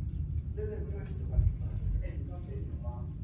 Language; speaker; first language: Chinese; non-native, learner; English